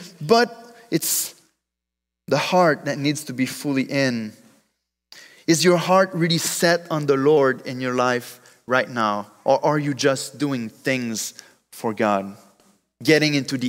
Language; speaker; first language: English; non-native, fluent; French